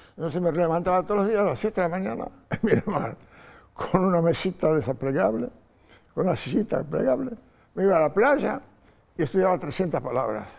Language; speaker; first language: Spanish; non-native, fluent; Polish